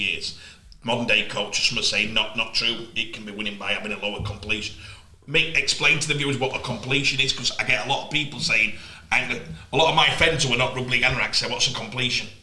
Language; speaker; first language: English; native; English